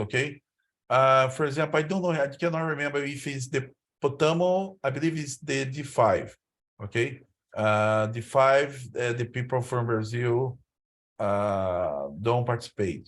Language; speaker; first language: English; non-native, learner; Portuguese